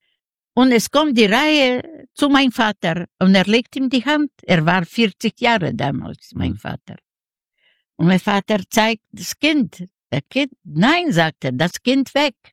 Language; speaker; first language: German; non-native, learner; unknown